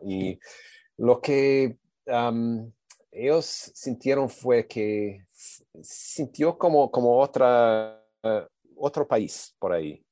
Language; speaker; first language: Spanish; non-native, learner; English